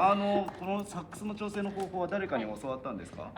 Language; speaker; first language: Japanese; native; Japanese